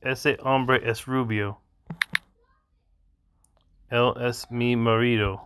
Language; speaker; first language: Spanish; non-native, learner; English